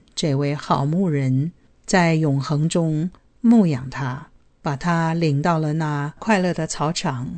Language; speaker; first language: Chinese; native; Chinese